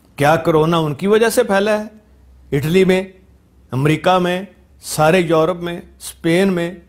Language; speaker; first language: Urdu; non-native, local second language; Punjabi